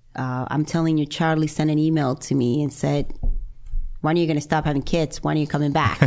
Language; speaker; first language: English; non-native, fluent; Spanish